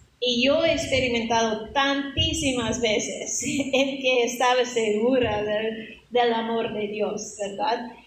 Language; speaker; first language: Spanish; non-native, fluent; English